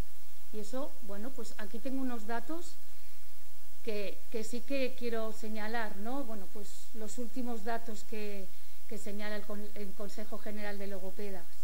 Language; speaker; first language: Spanish; native; Spanish